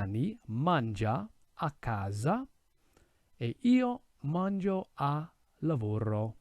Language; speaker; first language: Italian; non-native, fluent; English